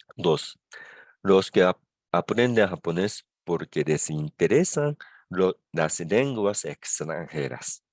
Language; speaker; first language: Spanish; non-native, fluent; Japanese